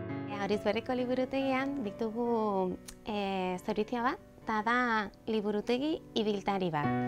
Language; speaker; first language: Basque; non-native, local second language; Spanish